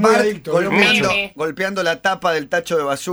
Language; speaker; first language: Spanish; native; Spanish